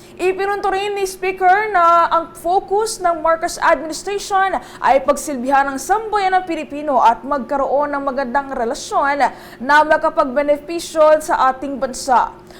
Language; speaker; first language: Filipino; native; Filipino